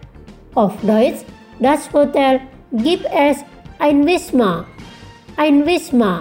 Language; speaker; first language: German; non-native, fluent; Indonesian